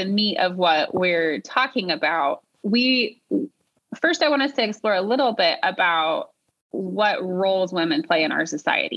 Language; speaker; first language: English; native; English